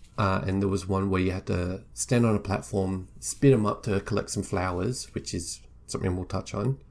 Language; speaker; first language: English; native; English